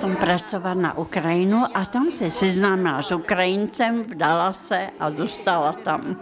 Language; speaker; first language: Czech; non-native, fluent; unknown